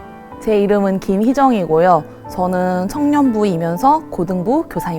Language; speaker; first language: Korean; native; Korean